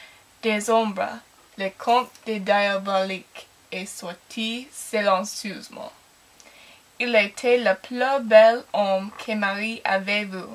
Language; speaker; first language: French; non-native, learner; English